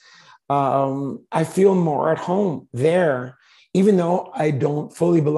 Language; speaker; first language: English; native; English